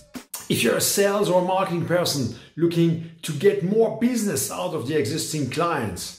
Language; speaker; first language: English; non-native, fluent; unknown